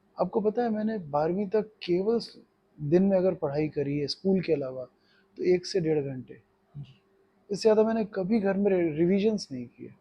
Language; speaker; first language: Hindi; native; Hindi